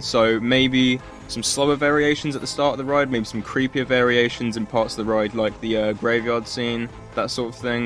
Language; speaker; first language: English; native; English